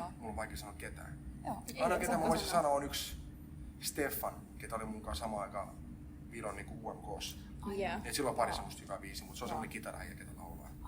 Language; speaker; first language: Finnish; early bilingual, other home language; Estonian